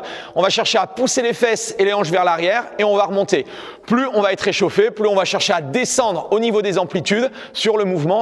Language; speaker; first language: French; native; French